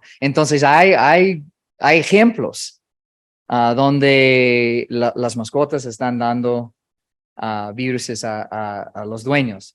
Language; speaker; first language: Spanish; non-native, fluent; English